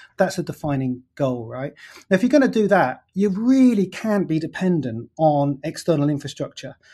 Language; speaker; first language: English; native; English